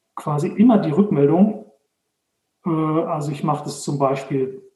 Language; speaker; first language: German; native; German